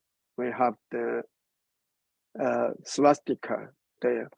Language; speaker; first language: English; non-native, learner; Chinese